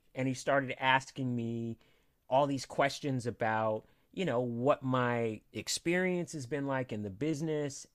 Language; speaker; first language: English; native; English